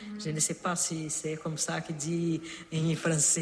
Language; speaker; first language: French; non-native, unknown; Portuguese